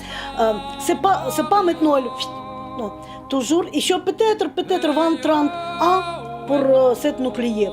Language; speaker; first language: French; non-native, learner; Russian